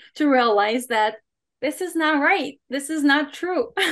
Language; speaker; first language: English; non-native, fluent; Ukrainian